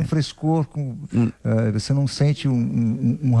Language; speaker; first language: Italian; non-native, learner; Portuguese